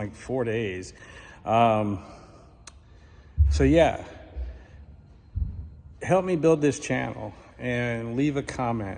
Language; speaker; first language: English; native; English